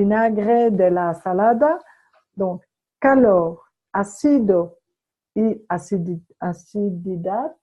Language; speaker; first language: Spanish; non-native, fluent; French